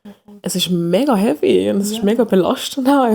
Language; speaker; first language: German; early bilingual, other home language; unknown